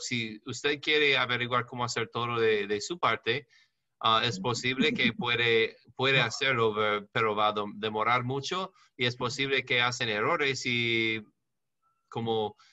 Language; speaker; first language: Spanish; non-native, learner; English